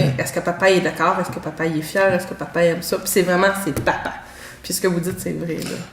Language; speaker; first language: French; native; French